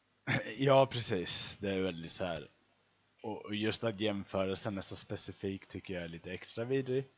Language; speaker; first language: Swedish; native; Swedish